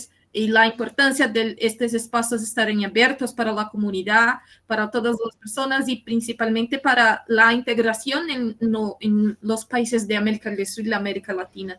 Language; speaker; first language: Spanish; non-native, learner; Portuguese